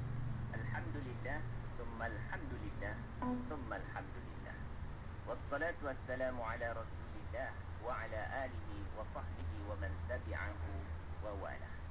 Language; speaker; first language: Arabic; non-native, fluent; Malay